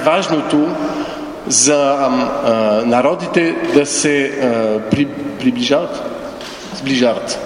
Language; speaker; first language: Bulgarian; non-native, fluent; French